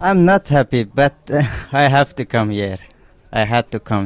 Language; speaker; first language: English; non-native, learner; Persian